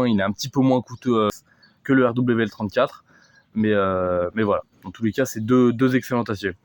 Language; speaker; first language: French; native; French